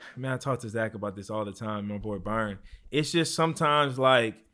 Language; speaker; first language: English; native; English